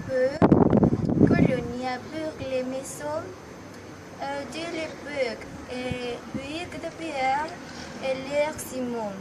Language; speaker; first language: French; non-native, learner; Spanish